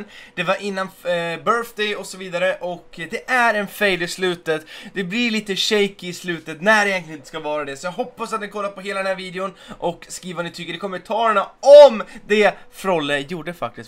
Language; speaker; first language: Swedish; native; Swedish